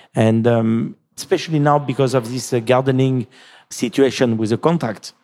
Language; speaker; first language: English; non-native, fluent; French